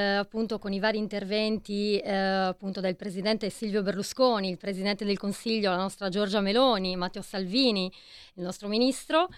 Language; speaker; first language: Italian; native; Italian